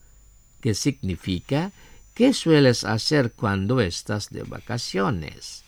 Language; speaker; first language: Spanish; non-native, fluent; Indonesian